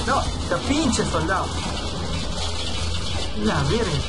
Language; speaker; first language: Spanish; native; Spanish